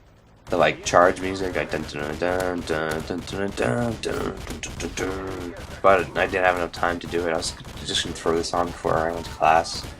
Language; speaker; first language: English; native; English